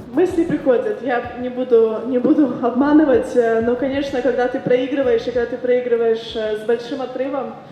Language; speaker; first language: Russian; native; Russian